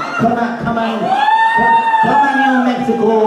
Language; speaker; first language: English; non-native, local second language; Spanish